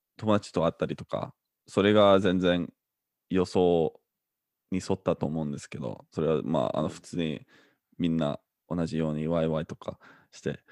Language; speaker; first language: Japanese; non-native, fluent; English